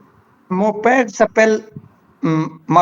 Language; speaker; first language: French; non-native, learner; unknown